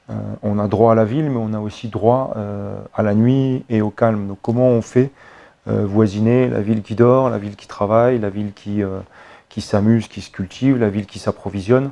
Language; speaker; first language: French; native; French